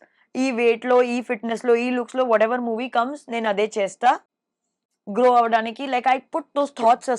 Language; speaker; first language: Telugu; non-native, fluent; Hindi